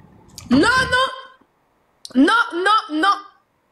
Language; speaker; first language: Spanish; non-native, learner; Arabic